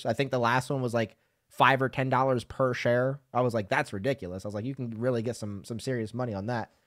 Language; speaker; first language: English; native; English